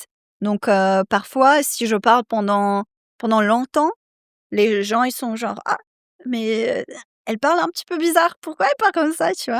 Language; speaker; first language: French; non-native, fluent; Serbian